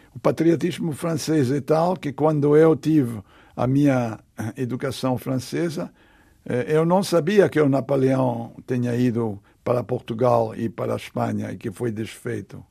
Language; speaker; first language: Portuguese; non-native, fluent; English